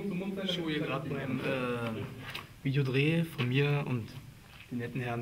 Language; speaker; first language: German; native; German